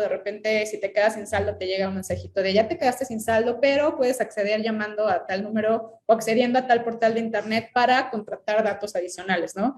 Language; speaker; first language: Spanish; native; Spanish